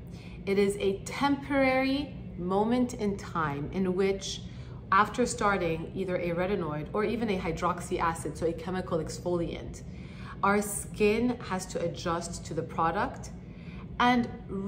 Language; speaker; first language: English; native; English